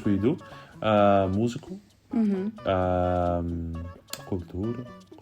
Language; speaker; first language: Russian; non-native, learner; Spanish